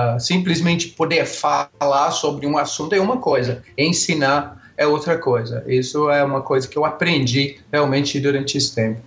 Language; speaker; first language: Portuguese; non-native, fluent; English